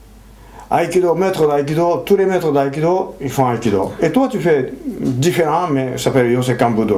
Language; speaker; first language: French; non-native, fluent; Japanese